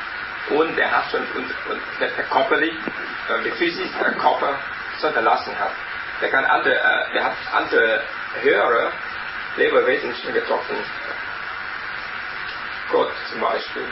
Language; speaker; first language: German; non-native, learner; Vietnamese